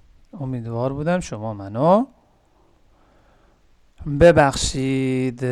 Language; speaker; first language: Persian; non-native, fluent; Urdu